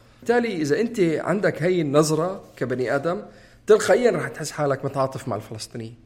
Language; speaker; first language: Arabic; native; Arabic